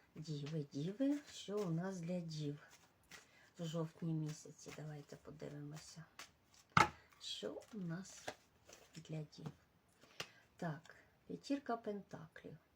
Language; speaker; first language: Ukrainian; non-native, local second language; Russian